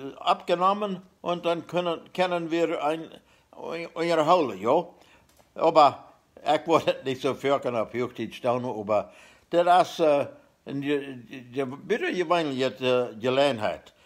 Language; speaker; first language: German; non-native, learner; Plautdietsch